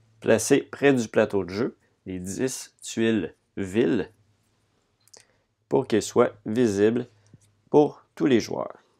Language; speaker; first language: French; native; French